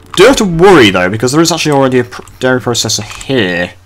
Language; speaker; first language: English; native; English